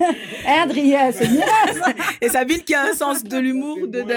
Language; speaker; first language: French; native; French